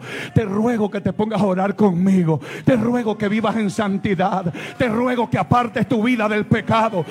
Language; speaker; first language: Spanish; native; Spanish